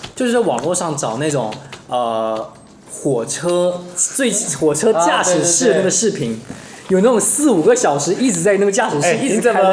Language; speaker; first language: Chinese; native; Chinese